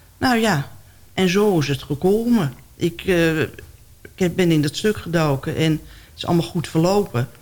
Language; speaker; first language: Dutch; native; Dutch